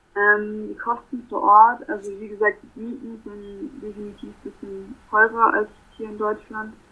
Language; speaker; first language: German; native; German